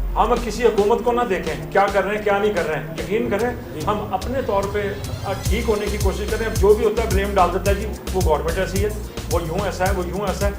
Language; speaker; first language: Urdu; non-native, local second language; Punjabi